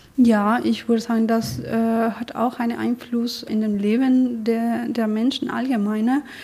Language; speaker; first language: German; non-native, fluent; Spanish